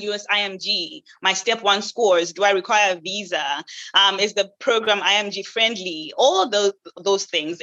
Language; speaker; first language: English; non-native, local second language; Shona